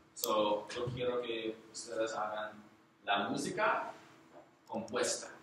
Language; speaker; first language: Spanish; non-native, learner; English